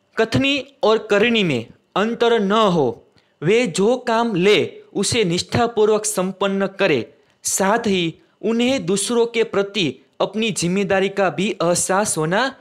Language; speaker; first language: Hindi; non-native, local second language; Gujarati